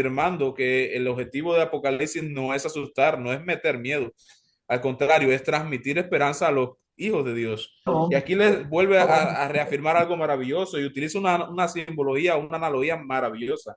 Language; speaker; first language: Spanish; native; Spanish